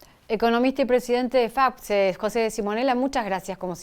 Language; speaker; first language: Spanish; native; Spanish